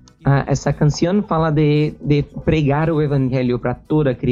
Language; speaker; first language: Spanish; non-native, learner; Portuguese